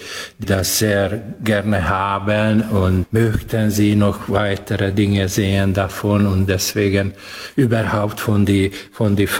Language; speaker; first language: German; non-native, local second language; Hungarian